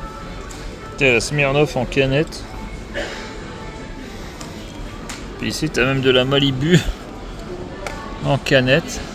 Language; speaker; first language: French; native; French